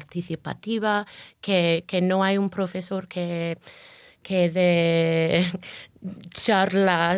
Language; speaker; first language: Spanish; non-native, fluent; English